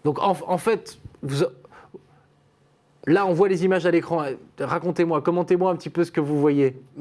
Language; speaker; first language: French; native; French